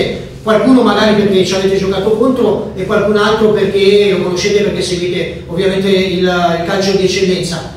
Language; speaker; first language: Italian; native; Italian